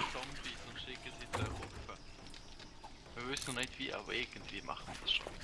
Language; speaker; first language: German; native; German